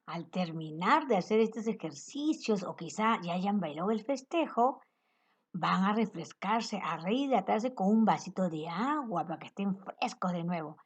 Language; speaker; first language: Spanish; native; Spanish